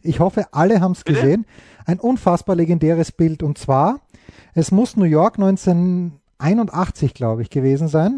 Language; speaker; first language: German; native; German